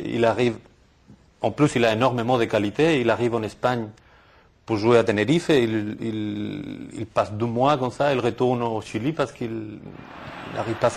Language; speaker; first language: French; non-native, fluent; Spanish